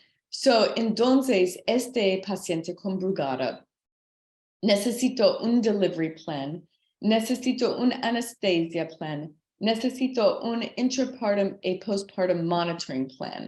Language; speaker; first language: Spanish; non-native, learner; English